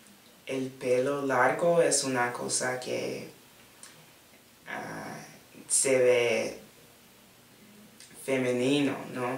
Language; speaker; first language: Spanish; non-native, learner; English